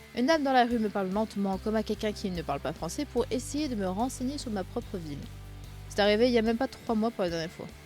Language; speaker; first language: French; native; French